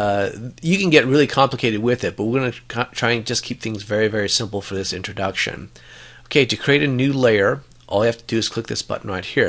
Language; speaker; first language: English; native; English